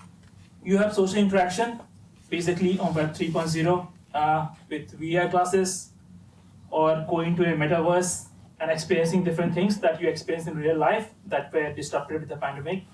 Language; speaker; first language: English; non-native, fluent; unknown